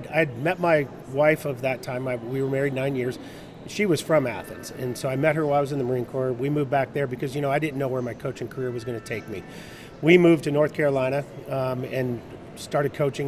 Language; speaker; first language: English; native; English